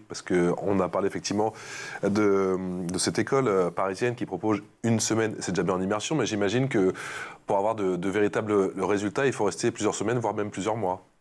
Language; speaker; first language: French; native; French